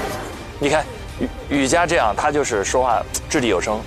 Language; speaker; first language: Chinese; native; Chinese